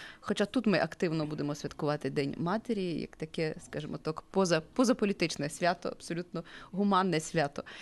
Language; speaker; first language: Ukrainian; native; Ukrainian